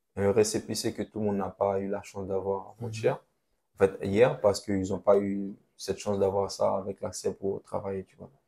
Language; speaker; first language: French; non-native, local second language; Haitian Creole